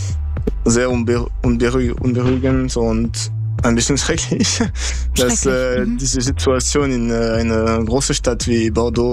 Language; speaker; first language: German; non-native, fluent; French